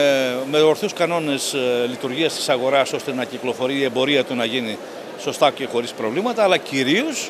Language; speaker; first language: Greek; native; Greek